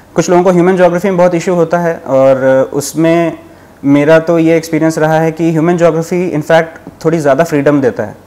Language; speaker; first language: Hindi; native; Hindi